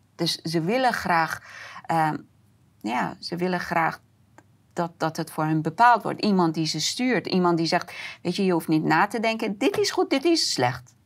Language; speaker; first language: Dutch; non-native, fluent; Persian